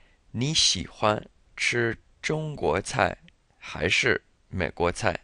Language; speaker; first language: Chinese; non-native, fluent; English